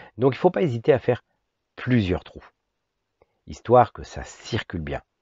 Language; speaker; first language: French; native; French